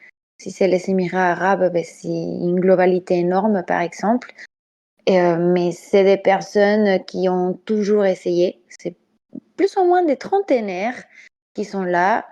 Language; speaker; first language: French; non-native, fluent; Spanish